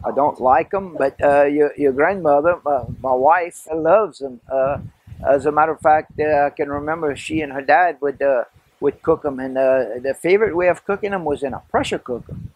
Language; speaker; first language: English; early bilingual, other home language; French